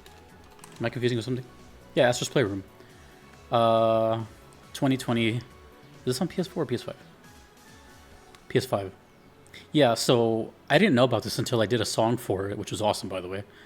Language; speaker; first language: English; native; English